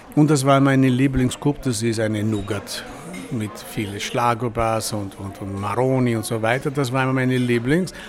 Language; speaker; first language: German; non-native, fluent; Italian